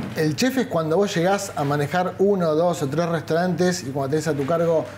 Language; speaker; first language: Spanish; native; Spanish